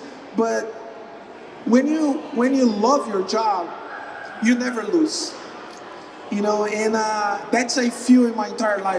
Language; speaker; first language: English; non-native, learner; Portuguese